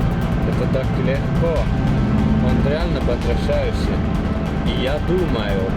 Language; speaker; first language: Russian; non-native, learner; Estonian